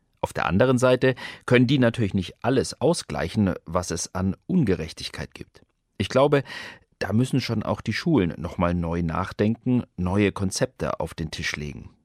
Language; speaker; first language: German; native; German